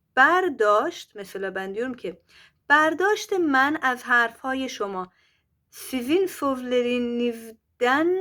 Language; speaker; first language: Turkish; non-native, fluent; Persian